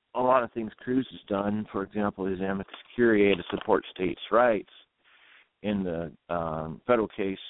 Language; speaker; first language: English; native; English